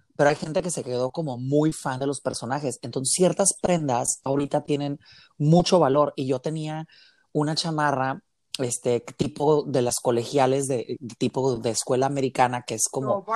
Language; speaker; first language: Spanish; native; Spanish